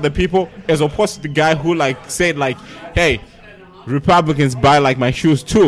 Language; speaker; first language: English; non-native, local second language; Shona